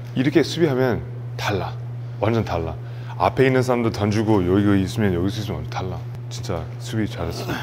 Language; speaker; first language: Korean; non-native, learner; English